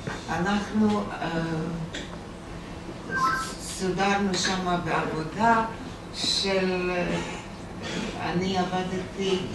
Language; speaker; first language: Hebrew; non-native, fluent; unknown